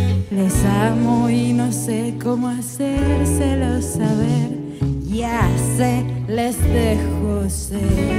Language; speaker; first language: Spanish; native; Spanish